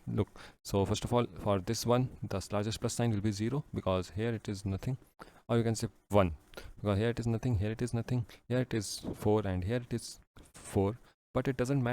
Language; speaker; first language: English; non-native, local second language; Hindi